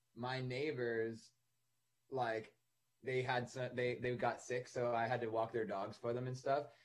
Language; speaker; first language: English; native; English